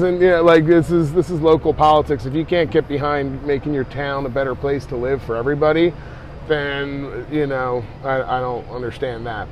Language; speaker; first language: English; native; English